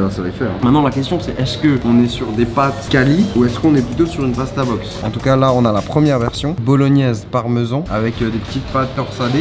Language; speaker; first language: French; native; French